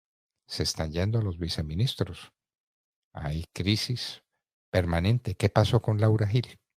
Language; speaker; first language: Spanish; native; Spanish